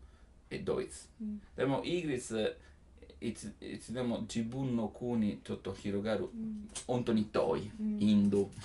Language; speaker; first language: Japanese; non-native, learner; Italian